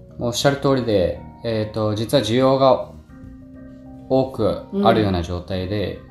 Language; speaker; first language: Japanese; native; Japanese